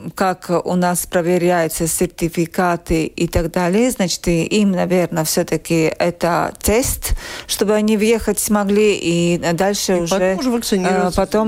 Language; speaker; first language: Russian; non-native, local second language; Latvian